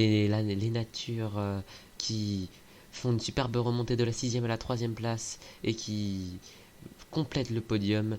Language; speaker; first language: French; native; French